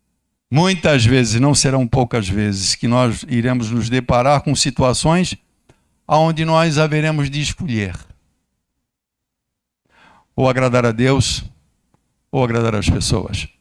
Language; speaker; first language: Portuguese; native; Portuguese